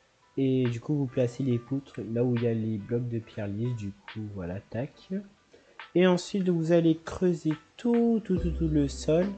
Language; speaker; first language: French; native; French